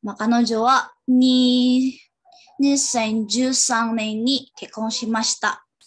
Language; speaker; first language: Japanese; non-native, learner; Indonesian